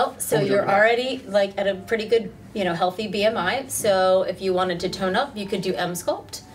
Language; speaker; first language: English; native; English